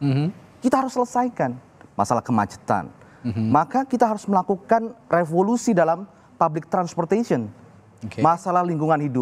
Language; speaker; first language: Indonesian; native; Indonesian